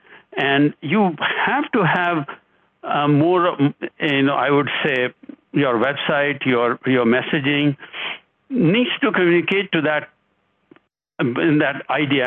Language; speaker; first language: English; non-native, local second language; Hindi